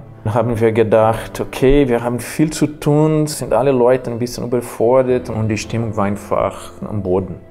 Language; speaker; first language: German; non-native, fluent; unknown